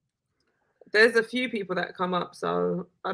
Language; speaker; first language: English; native; English